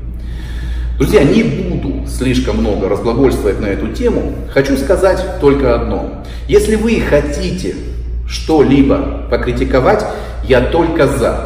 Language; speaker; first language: Russian; native; Russian